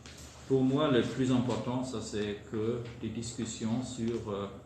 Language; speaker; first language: French; non-native, fluent; German